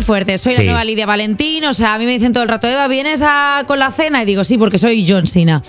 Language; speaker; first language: Spanish; native; Spanish